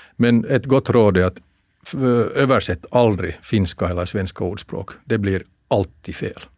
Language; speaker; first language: Swedish; native; Swedish